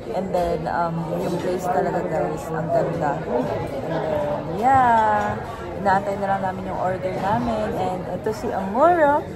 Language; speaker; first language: Filipino; non-native, local second language; Cebuano